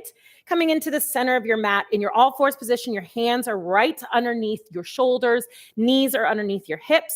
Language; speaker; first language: English; native; English